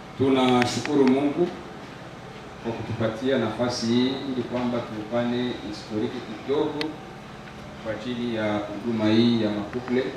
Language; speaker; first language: Swahili; native; Swahili